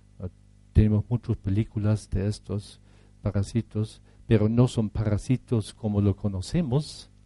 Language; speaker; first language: Spanish; non-native, fluent; German